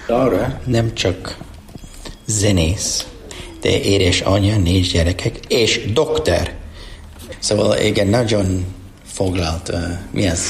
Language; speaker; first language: Hungarian; non-native, learner; English